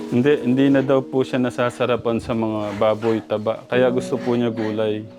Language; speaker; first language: Filipino; native; Filipino